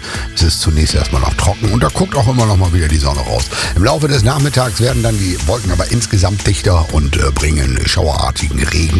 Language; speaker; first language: German; native; German